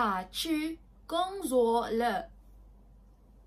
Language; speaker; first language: Chinese; non-native, learner; Malay